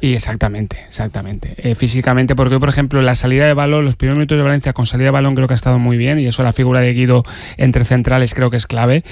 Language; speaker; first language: Spanish; native; Spanish